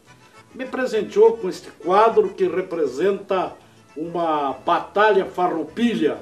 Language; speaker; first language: Portuguese; native; Portuguese